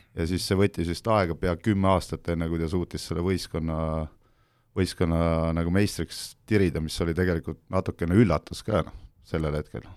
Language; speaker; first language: Estonian; non-native, fluent; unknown